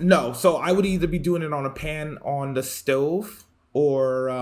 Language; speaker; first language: English; native; English